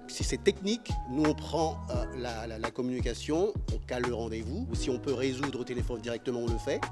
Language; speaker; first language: French; native; French